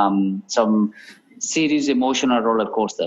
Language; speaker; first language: English; non-native, fluent; Italian